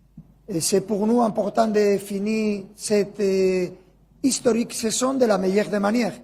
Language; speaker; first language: French; non-native, learner; Spanish